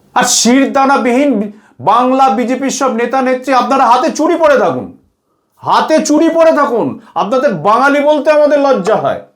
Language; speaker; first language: Bangla; native; Bangla